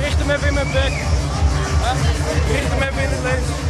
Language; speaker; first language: Dutch; native; Dutch